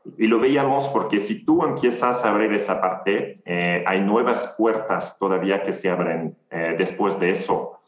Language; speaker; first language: Spanish; non-native, fluent; French